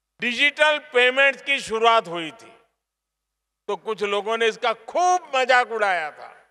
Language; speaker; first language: Hindi; non-native, local second language; Gujarati